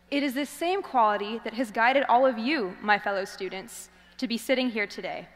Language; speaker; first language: English; native; English